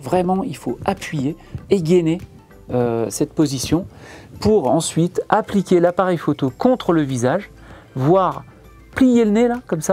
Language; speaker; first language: French; native; French